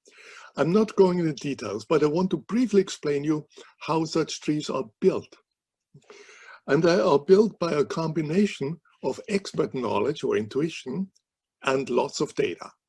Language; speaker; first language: English; non-native, fluent; German